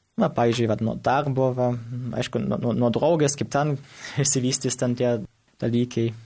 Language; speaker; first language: Lithuanian; early bilingual, heritage; Lithuanian